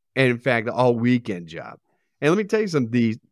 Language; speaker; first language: English; native; English